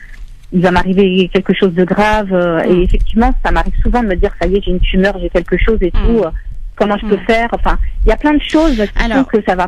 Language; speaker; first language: French; native; French